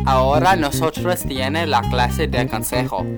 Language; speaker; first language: Spanish; non-native, learner; English